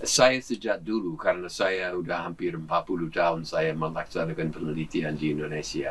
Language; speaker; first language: Indonesian; non-native, fluent; English